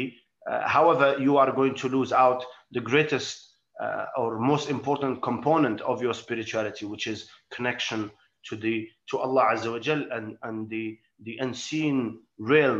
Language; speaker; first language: English; non-native, fluent; Arabic